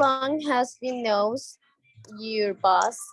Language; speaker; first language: English; non-native, learner; Spanish